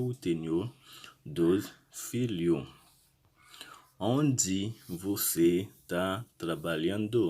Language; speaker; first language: Portuguese; non-native, learner; Haitian Creole